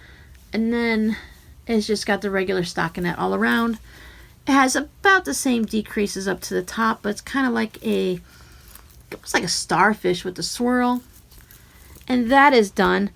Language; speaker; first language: English; native; English